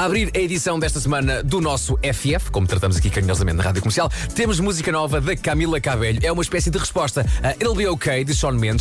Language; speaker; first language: Portuguese; native; Portuguese